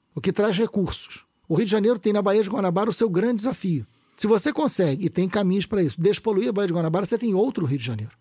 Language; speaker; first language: Portuguese; native; Portuguese